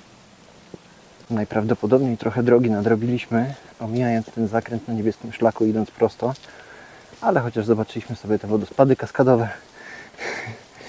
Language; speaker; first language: Polish; native; Polish